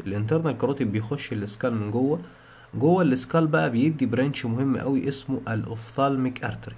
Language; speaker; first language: Arabic; native; Arabic